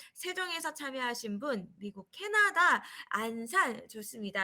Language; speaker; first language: Korean; native; Korean